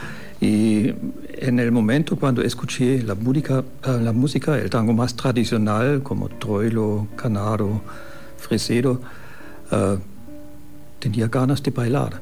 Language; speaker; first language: Spanish; non-native, fluent; German